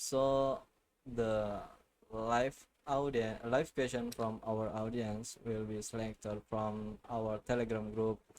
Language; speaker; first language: English; non-native, learner; Indonesian